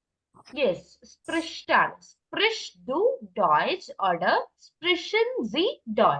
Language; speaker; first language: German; non-native, fluent; Malayalam